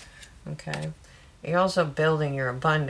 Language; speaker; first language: English; native; English